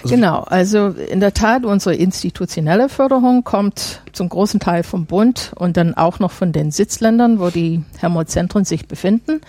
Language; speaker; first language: German; non-native, fluent; English